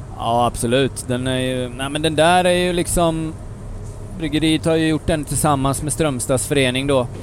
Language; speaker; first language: Swedish; native; Swedish